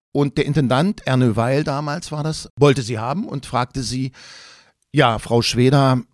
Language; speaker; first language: German; native; German